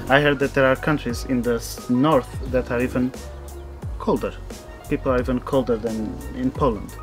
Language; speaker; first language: English; non-native, fluent; Portuguese